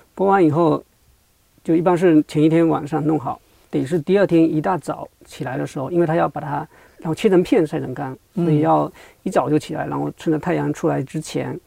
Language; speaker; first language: Chinese; native; Chinese